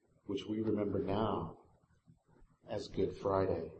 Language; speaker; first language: English; native; English